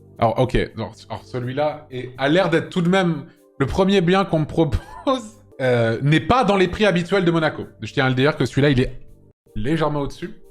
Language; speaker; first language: French; native; French